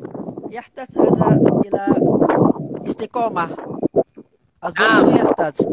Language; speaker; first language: Arabic; non-native, learner; Indonesian